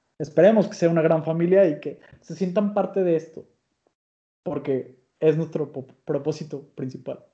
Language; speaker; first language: Spanish; native; Spanish